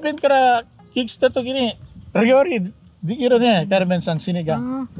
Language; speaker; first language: Japanese; non-native, learner; Pampanga